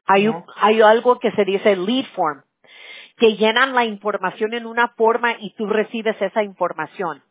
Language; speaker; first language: Spanish; early bilingual, heritage; Spanish